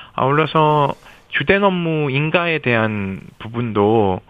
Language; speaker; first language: Korean; native; Korean